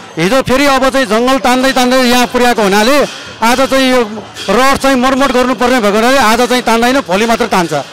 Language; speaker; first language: Nepali; non-native, local second language; Newari